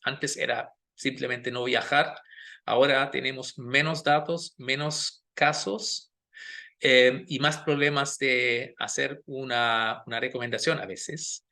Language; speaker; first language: Spanish; non-native, fluent; German